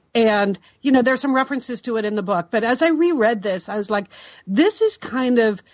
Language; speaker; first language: English; native; English